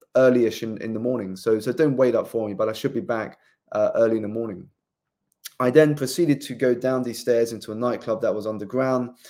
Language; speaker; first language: English; native; English